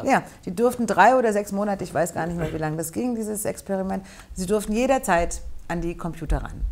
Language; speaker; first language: German; native; German